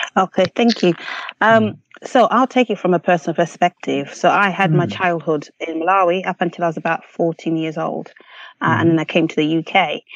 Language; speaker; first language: English; non-native, local second language; Nyanja